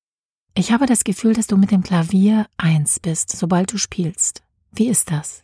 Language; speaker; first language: German; native; German